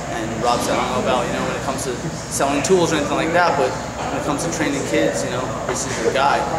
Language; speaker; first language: English; native; English